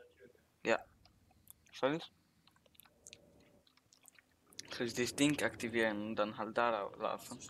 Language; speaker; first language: German; early bilingual, other home language; Polish